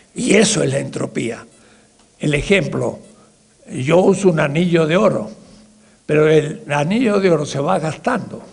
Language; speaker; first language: Spanish; native; Spanish